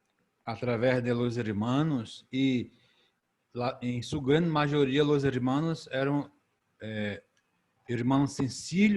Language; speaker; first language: Spanish; non-native, fluent; Portuguese